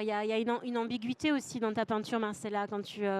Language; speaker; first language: French; native; French